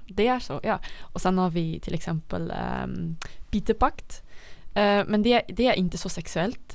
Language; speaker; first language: Swedish; non-native, fluent; Dutch